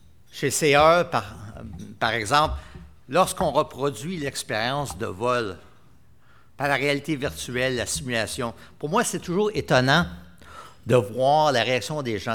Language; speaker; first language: French; native; French